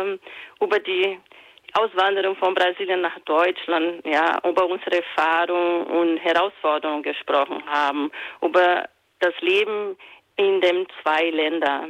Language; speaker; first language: German; non-native, fluent; Portuguese